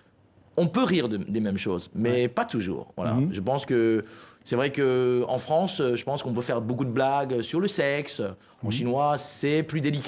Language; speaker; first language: French; non-native, fluent; Chinese